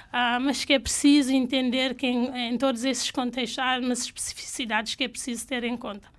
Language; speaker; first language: Portuguese; non-native, local second language; Fula